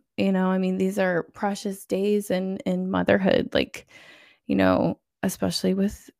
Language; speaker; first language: English; native; English